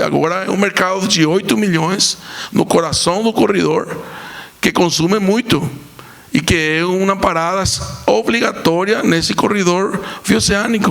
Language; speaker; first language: Portuguese; non-native, fluent; Spanish